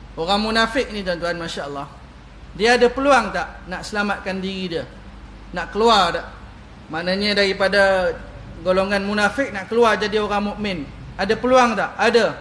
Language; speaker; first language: Malay; native; Malay